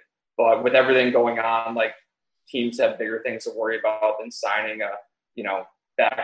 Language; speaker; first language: English; native; English